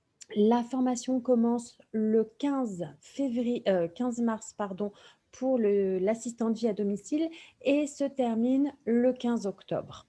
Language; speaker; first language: French; native; French